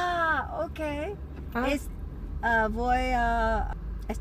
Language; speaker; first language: Spanish; non-native, learner; English